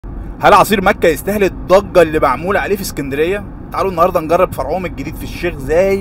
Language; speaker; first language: Arabic; native; Arabic